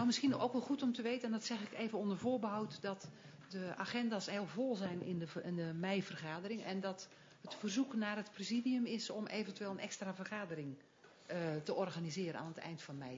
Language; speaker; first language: Dutch; native; Dutch